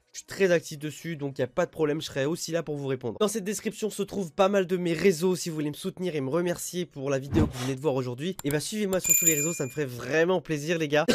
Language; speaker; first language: French; native; French